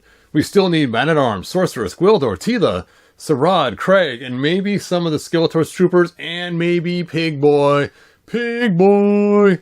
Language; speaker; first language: English; native; English